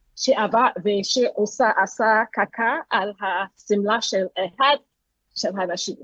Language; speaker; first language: Hebrew; non-native, learner; English